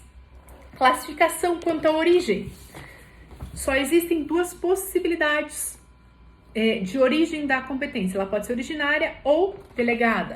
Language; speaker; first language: Portuguese; native; Portuguese